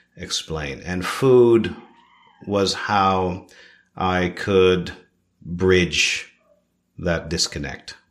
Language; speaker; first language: English; native; English